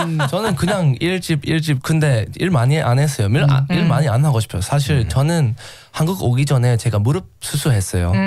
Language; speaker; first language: Korean; non-native, learner; English